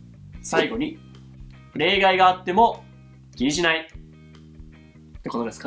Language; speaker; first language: Japanese; native; Japanese